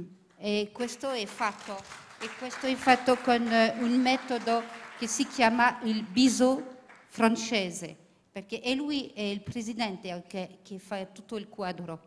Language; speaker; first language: Italian; early bilingual, heritage; French